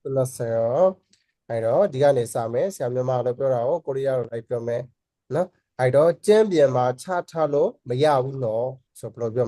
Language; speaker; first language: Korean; non-native, fluent; Burmese